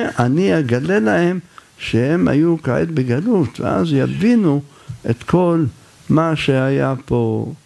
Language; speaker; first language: Hebrew; native; Hebrew